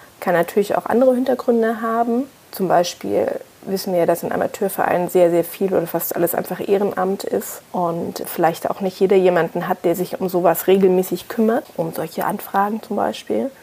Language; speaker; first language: German; native; German